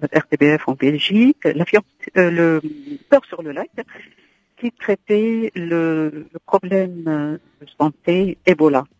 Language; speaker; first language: French; non-native, local second language; Arabic